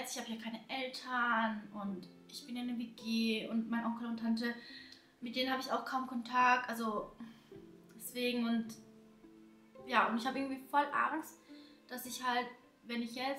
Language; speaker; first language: German; early bilingual, other home language; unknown